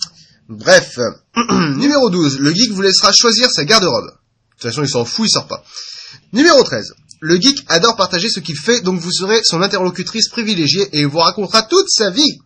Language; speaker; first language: French; native; French